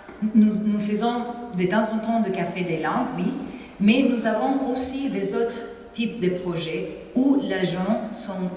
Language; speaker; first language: French; non-native, fluent; Spanish